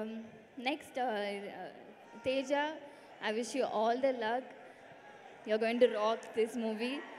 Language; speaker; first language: Telugu; non-native, local second language; Tamil